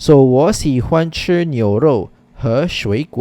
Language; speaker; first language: Chinese; non-native, fluent; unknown